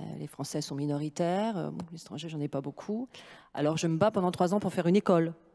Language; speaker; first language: French; native; French